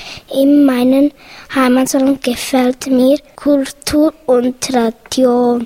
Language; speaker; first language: German; early bilingual, other home language; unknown